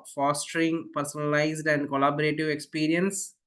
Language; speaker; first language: English; non-native, local second language; Tamil